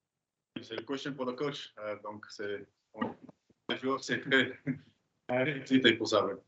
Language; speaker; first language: French; non-native, learner; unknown